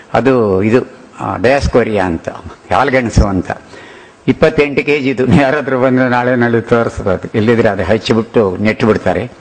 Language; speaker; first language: Kannada; non-native, local second language; Telugu